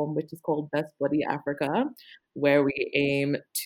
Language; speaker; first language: English; non-native, local second language; Akan